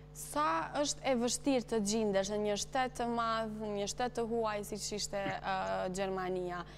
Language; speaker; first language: Albanian; native; Albanian